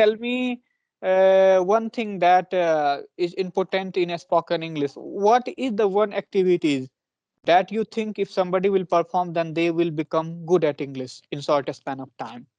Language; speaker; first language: English; non-native, local second language; Punjabi